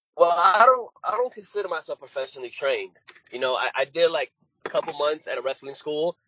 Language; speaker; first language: English; native; English